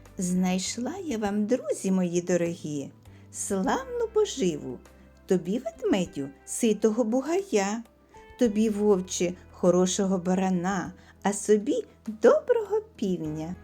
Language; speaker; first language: Ukrainian; native; Ukrainian